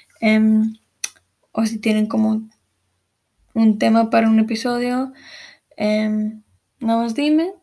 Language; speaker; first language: Spanish; early bilingual, heritage; Spanish